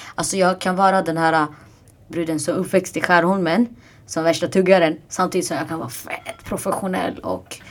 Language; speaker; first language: Swedish; non-native, fluent; Arabic